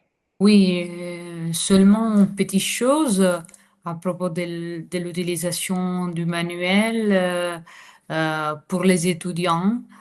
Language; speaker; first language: French; non-native, fluent; Italian